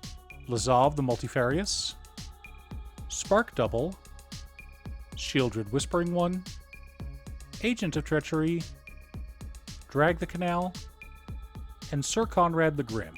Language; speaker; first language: English; native; English